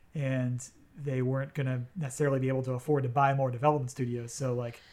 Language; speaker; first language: English; native; English